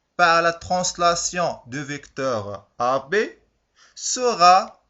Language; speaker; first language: French; non-native, local second language; Arabic